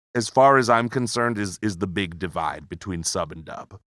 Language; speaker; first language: English; native; English